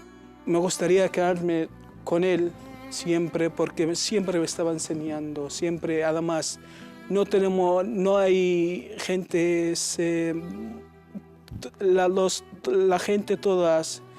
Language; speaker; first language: Spanish; non-native, learner; Arabic